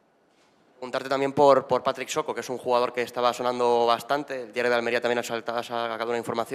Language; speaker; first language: Spanish; native; Spanish